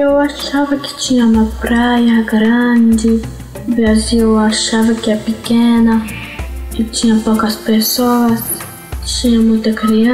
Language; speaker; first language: Portuguese; early bilingual, other home language; Arabic